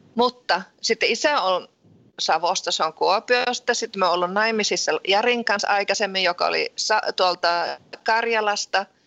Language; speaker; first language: Finnish; early bilingual, heritage; Finnish